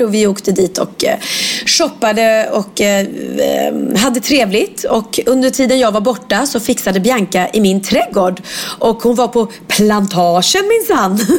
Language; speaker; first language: Swedish; native; Swedish